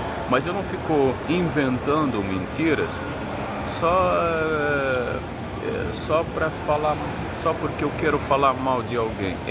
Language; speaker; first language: Portuguese; non-native, fluent; Arabic